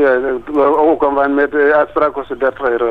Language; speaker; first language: Dutch; non-native, learner; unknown